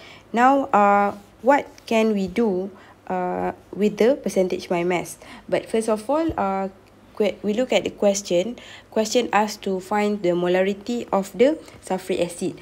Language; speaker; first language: English; non-native, local second language; Malay